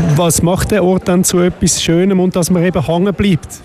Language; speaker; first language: German; native; German